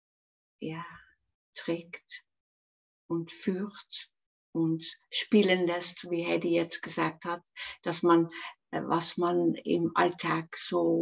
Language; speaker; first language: German; non-native, fluent; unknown